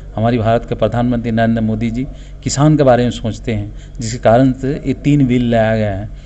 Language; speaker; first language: Hindi; non-native, local second language; Assamese